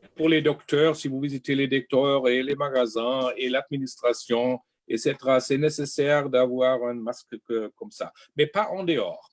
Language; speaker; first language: French; non-native, learner; German